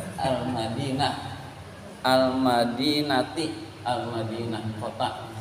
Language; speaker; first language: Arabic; non-native, fluent; Indonesian